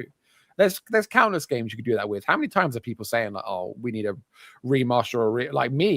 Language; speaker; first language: English; native; English